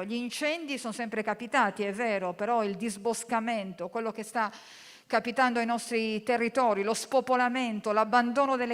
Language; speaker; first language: Italian; native; Italian